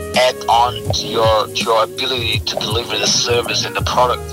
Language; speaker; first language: English; non-native, fluent; Portuguese